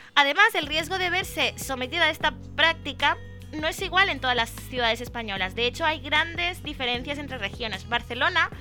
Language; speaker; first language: Spanish; early bilingual, other home language; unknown